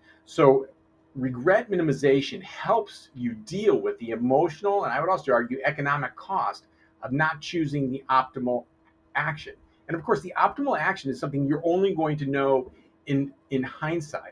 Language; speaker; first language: English; native; English